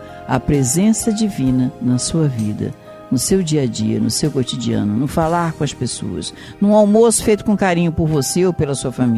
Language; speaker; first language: Portuguese; native; Portuguese